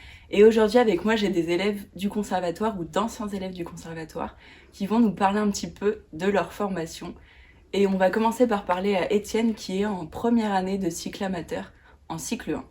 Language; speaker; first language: French; native; French